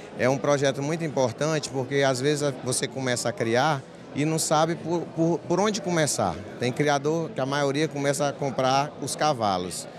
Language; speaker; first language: Portuguese; native; Portuguese